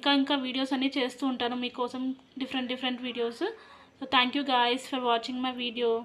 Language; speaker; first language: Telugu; non-native, local second language; Lambadi